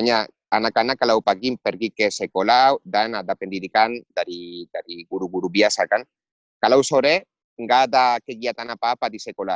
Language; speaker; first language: Indonesian; non-native, fluent; Spanish